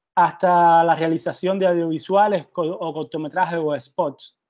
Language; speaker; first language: Spanish; native; Spanish